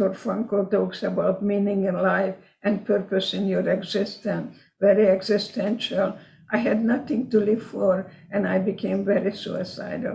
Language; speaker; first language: English; non-native, fluent; Hungarian